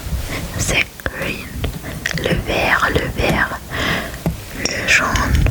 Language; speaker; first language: French; non-native, learner; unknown